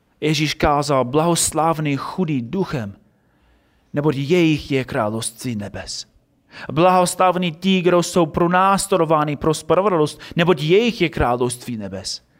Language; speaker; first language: Czech; non-native, fluent; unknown